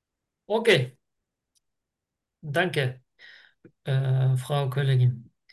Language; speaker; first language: German; non-native, learner; Turkish